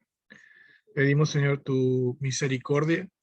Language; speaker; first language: Spanish; native; Spanish